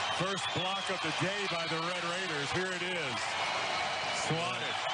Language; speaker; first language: English; native; English